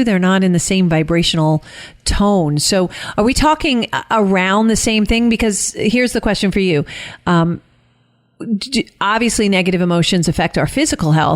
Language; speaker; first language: English; native; English